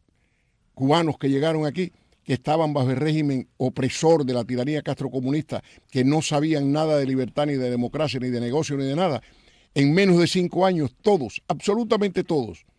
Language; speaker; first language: Spanish; native; Spanish